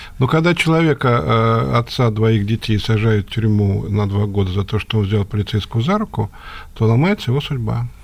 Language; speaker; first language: Russian; native; Russian